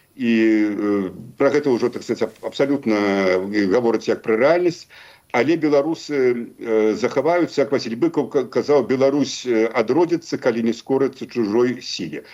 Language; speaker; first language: Belarusian; native; Belarusian